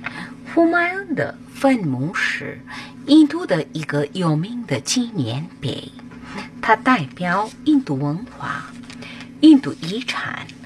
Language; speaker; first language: Chinese; non-native, fluent; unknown